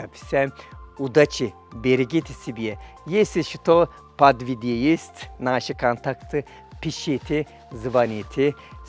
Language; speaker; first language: Russian; non-native, fluent; Turkish